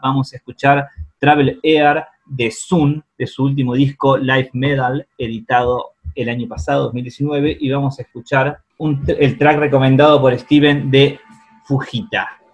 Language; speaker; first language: Spanish; native; Spanish